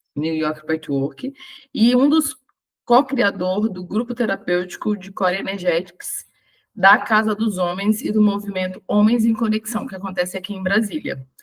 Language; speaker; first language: Portuguese; native; Portuguese